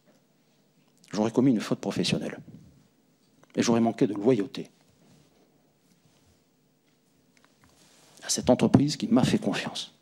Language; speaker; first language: French; native; French